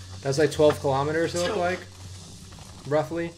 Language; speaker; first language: English; native; English